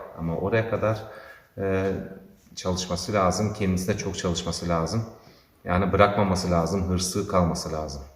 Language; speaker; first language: Turkish; early bilingual, heritage; Turkish